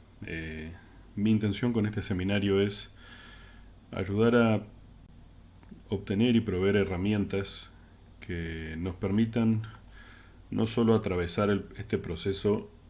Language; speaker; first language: Spanish; native; Spanish